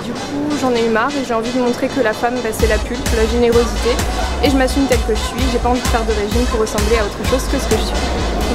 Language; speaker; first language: French; native; French